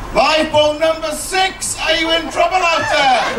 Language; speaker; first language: English; native; English